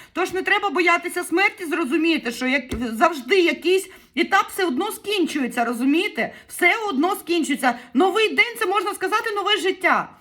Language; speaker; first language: Ukrainian; native; Ukrainian